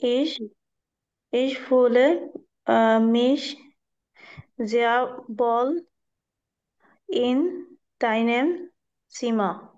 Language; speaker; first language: German; non-native, learner; Bangla